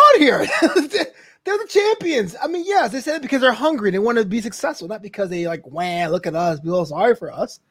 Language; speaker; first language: English; native; English